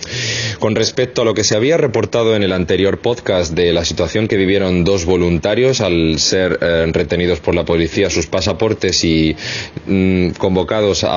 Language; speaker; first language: Spanish; native; Spanish